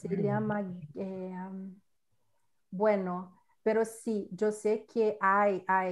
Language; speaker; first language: Spanish; non-native, learner; Portuguese